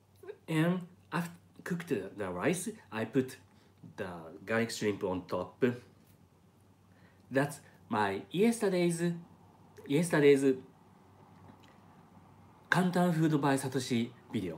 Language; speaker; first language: English; non-native, learner; Japanese